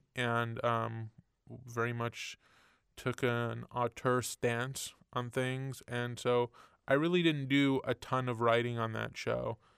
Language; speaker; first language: English; native; English